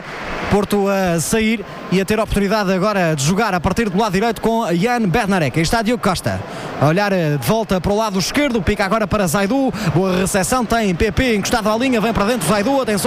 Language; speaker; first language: Portuguese; native; Portuguese